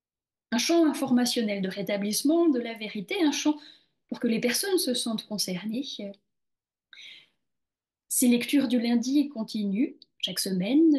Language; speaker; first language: French; native; French